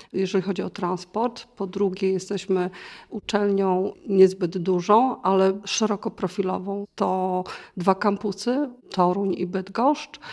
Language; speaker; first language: Polish; native; Polish